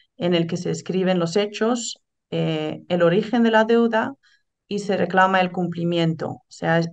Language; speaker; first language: Spanish; non-native, fluent; Dutch